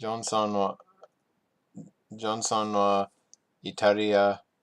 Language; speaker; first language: Japanese; non-native, learner; English